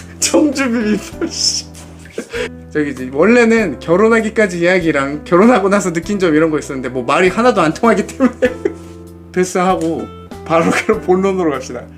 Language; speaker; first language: Korean; native; Korean